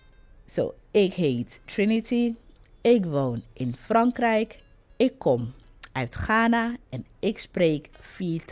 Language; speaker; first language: Dutch; non-native, fluent; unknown